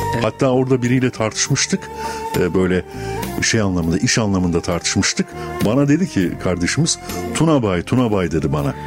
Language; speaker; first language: Turkish; native; Turkish